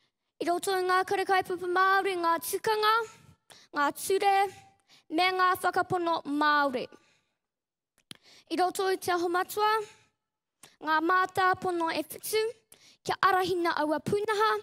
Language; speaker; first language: Māori; non-native, local second language; English